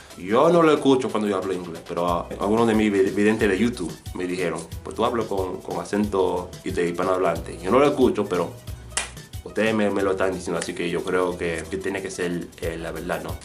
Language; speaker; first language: Spanish; non-native, fluent; English